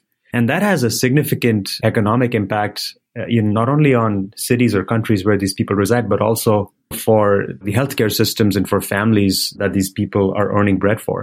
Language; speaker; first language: English; non-native, local second language; Hindi